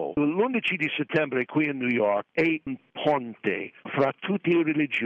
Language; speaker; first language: Italian; non-native, fluent; English